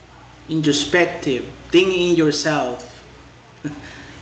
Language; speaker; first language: English; non-native, fluent; Spanish